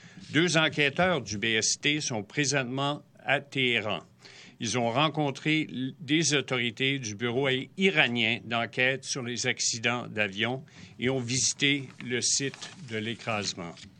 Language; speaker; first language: French; native; French